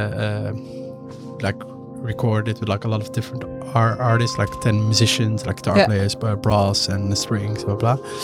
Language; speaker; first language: English; non-native, fluent; Dutch